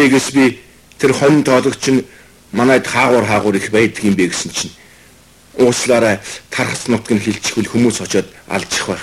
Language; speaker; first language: Mongolian; native; Mongolian